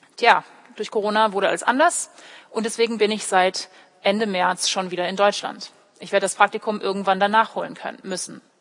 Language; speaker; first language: German; early bilingual, other home language; English